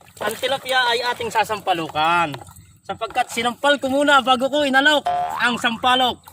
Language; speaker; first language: Filipino; native; Filipino